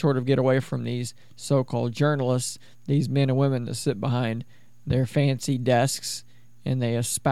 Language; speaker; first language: English; native; English